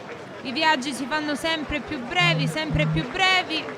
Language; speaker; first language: Italian; native; Italian